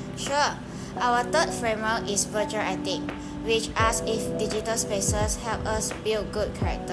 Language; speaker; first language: English; non-native, local second language; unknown